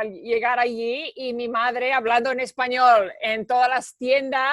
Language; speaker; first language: Spanish; early bilingual, heritage; Spanish